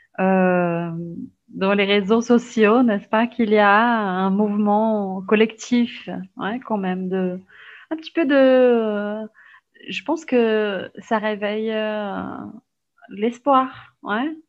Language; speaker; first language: French; non-native, fluent; Portuguese